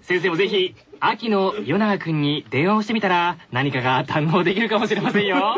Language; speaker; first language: Japanese; native; Japanese